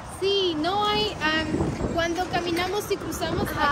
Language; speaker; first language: Spanish; non-native, learner; English